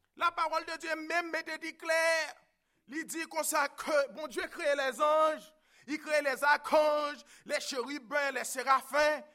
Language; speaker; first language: French; native; French